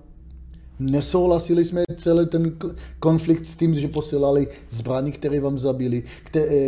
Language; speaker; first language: Czech; non-native, learner; Hebrew